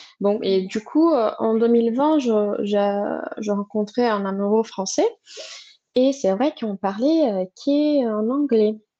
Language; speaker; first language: French; non-native, fluent; Portuguese